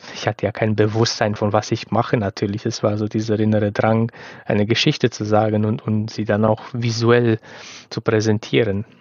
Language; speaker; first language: German; non-native, fluent; Romanian